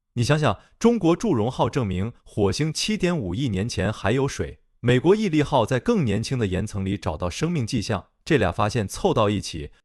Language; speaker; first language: Chinese; native; Chinese